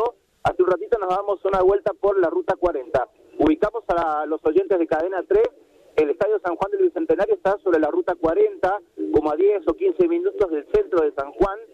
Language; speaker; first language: Spanish; native; Spanish